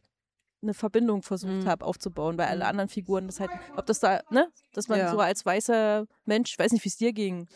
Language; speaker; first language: German; native; German